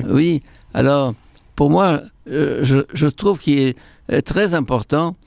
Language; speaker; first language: French; non-native, fluent; Arabic